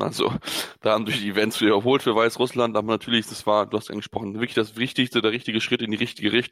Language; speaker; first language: German; native; German